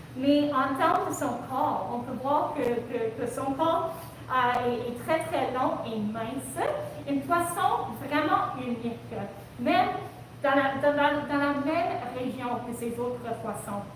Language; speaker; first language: French; non-native, local second language; English